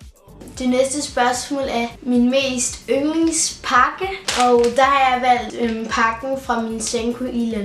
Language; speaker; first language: Danish; native; Danish